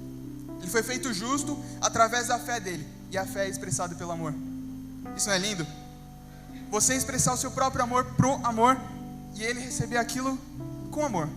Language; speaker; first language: Portuguese; native; Portuguese